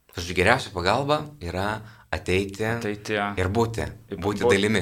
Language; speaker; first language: Lithuanian; native; Lithuanian